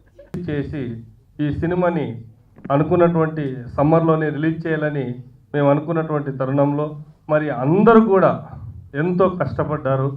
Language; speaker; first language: Telugu; native; Telugu